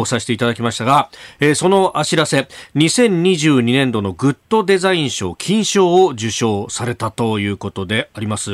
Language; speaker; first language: Japanese; native; Japanese